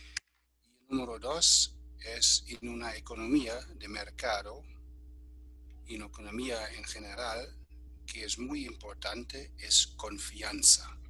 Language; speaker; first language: Spanish; non-native, fluent; German